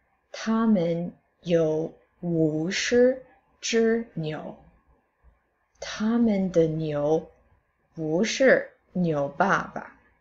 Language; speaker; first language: Chinese; non-native, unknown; English